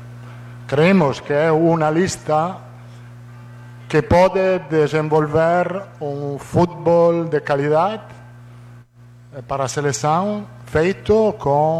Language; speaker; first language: Portuguese; non-native, fluent; Italian